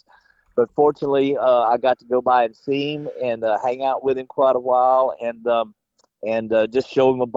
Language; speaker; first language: English; native; English